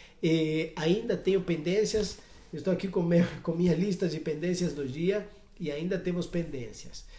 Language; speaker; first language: Portuguese; non-native, fluent; Spanish